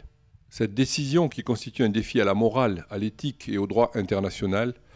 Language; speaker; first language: French; native; French